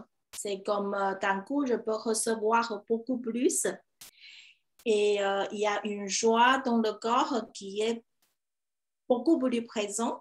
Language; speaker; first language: French; non-native, fluent; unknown